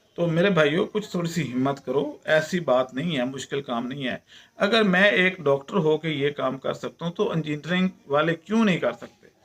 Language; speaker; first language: Urdu; non-native, local second language; Punjabi